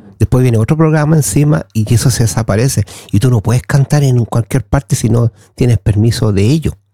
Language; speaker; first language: Spanish; native; Spanish